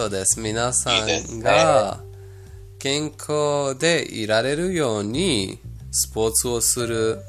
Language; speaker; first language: Japanese; non-native, fluent; Persian